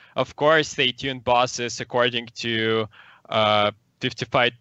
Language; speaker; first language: English; non-native, fluent; Russian